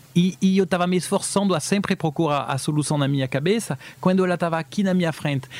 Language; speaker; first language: Portuguese; early bilingual, heritage; Portuguese